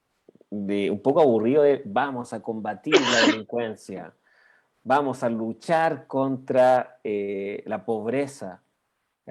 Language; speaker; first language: Spanish; native; Spanish